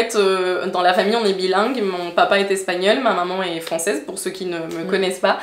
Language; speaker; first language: French; native; French